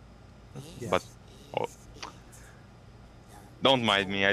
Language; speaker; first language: English; non-native, fluent; Romanian